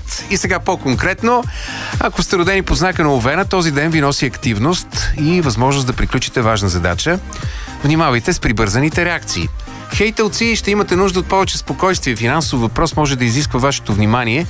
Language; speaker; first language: Bulgarian; native; Bulgarian